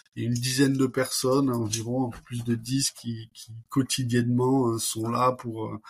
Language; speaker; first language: French; native; French